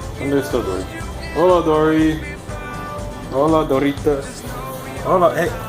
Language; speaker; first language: Spanish; non-native, learner; English